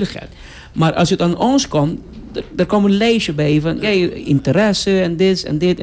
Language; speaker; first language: Dutch; non-native, local second language; Papiamento